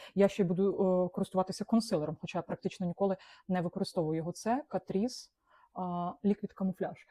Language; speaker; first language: Ukrainian; non-native, local second language; Russian